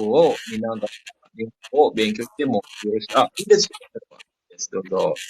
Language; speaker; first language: Japanese; non-native, fluent; Indonesian